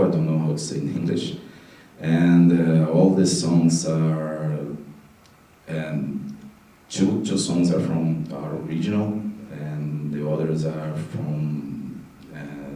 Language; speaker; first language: English; non-native, learner; Portuguese